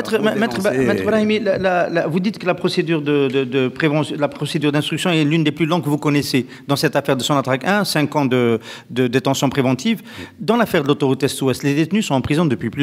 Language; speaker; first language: French; non-native, local second language; Arabic